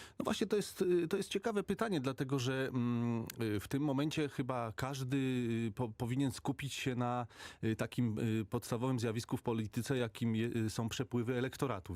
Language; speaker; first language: Polish; native; Polish